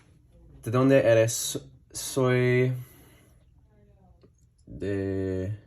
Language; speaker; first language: Spanish; non-native, learner; English